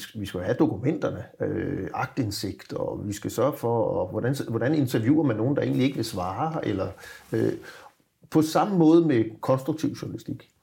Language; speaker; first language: Danish; native; Danish